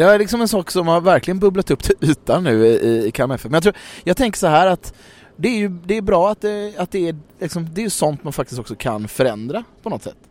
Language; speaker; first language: Swedish; native; Swedish